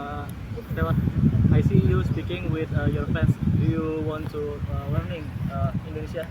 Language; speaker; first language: English; non-native, learner; Indonesian